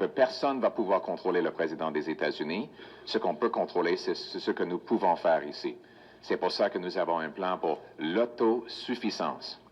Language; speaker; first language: French; non-native, local second language; English